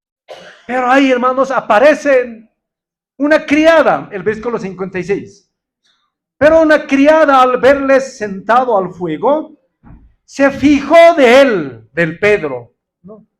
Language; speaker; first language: Spanish; non-native, local second language; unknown